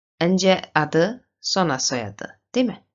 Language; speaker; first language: Turkish; non-native, learner; Chinese